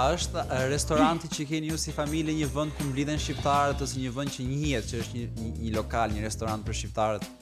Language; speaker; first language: Albanian; native; Albanian